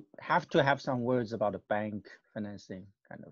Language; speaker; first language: English; non-native, fluent; Chinese